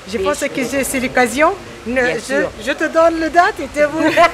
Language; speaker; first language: French; non-native, local second language; Arabic